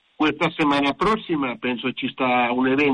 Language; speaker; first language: Italian; non-native, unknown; Catalan